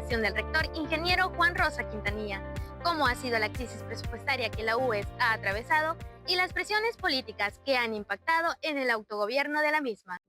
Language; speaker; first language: Spanish; native; Spanish